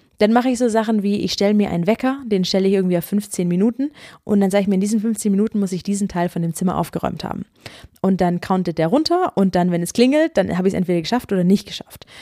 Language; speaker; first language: German; native; German